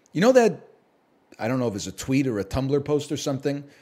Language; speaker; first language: English; native; English